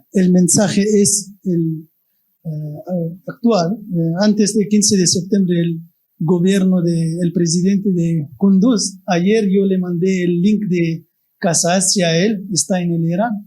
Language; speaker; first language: Spanish; non-native, fluent; Pashto